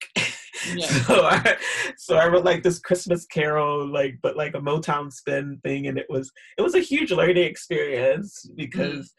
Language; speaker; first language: English; native; English